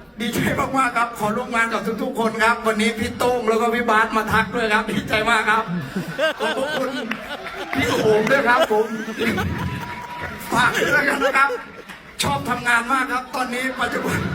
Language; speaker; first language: Thai; native; Thai